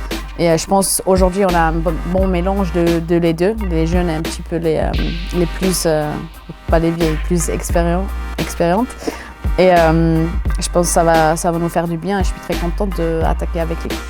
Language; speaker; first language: French; non-native, local second language; German